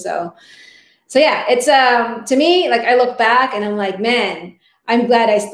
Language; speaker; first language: English; non-native, local second language; Filipino